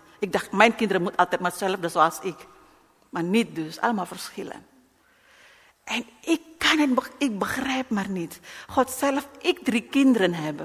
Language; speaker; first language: Dutch; non-native, learner; Indonesian